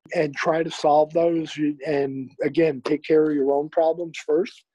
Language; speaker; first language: English; native; English